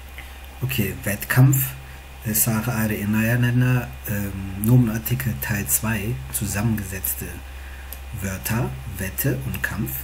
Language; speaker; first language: German; non-native, fluent; Tigrinya